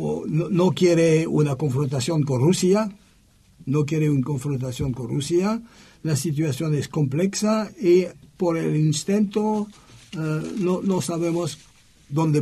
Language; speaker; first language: Spanish; non-native, learner; French